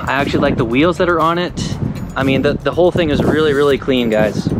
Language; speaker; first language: English; native; English